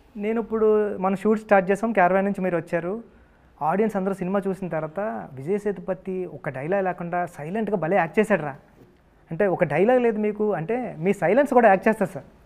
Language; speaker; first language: Telugu; native; Telugu